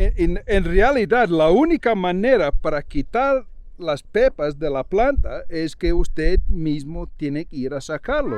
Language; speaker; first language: Spanish; non-native, fluent; English